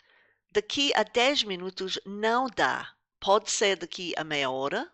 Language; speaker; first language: Portuguese; non-native, fluent; English